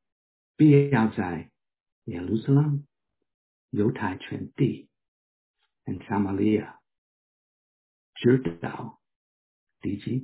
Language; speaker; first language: Chinese; non-native, fluent; English